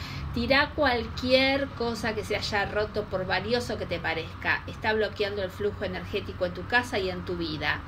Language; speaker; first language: Spanish; native; Spanish